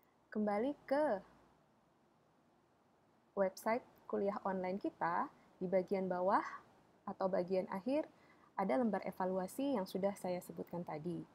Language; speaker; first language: Indonesian; native; Indonesian